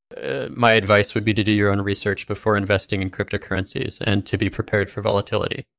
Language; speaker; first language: English; native; English